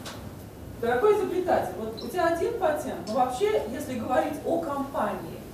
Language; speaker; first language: Russian; native; Russian